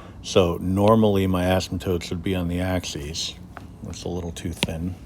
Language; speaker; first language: English; native; English